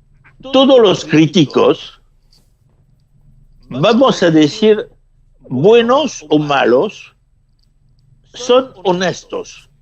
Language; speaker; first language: Spanish; non-native, fluent; French